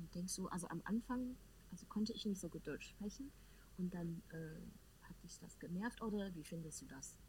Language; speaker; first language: German; non-native, learner; Chinese